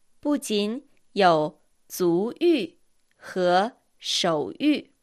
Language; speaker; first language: Chinese; non-native, fluent; Japanese